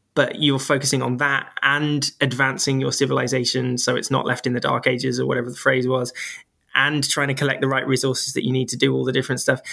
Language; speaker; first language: English; native; English